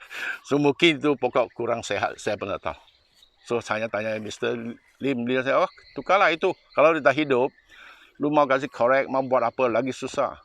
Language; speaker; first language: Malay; non-native, local second language; Chinese